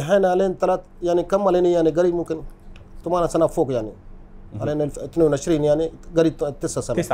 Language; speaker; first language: Arabic; non-native, learner; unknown